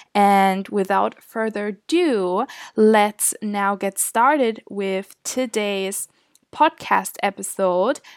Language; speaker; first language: English; non-native, fluent; German